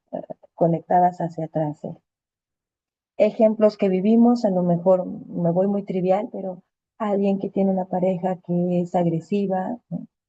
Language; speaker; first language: Spanish; native; Spanish